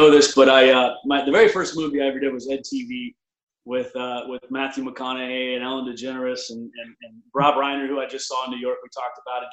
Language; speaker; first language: English; native; English